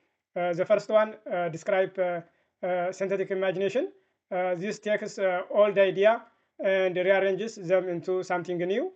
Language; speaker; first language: English; non-native, fluent; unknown